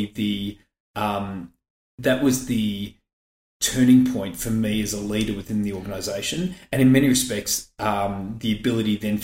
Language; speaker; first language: English; native; English